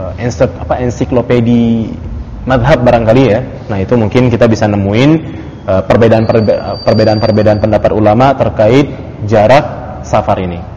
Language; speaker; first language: Indonesian; native; Indonesian